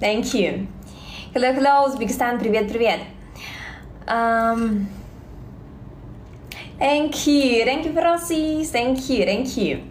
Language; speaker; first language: English; non-native, learner; Russian